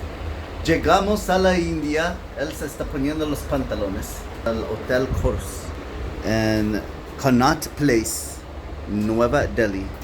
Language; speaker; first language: Spanish; non-native, fluent; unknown